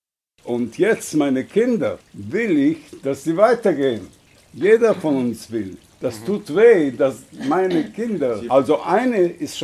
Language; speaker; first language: German; non-native, learner; Hebrew